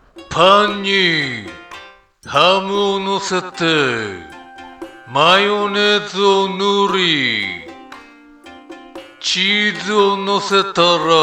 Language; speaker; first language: Japanese; native; Japanese